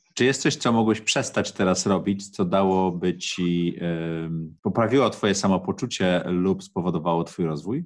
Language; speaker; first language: Polish; native; Polish